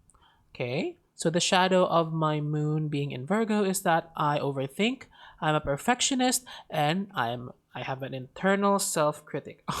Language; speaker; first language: English; non-native, local second language; Filipino